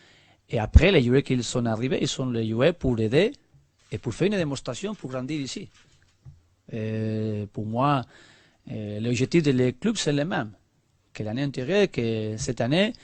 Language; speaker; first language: French; non-native, learner; Spanish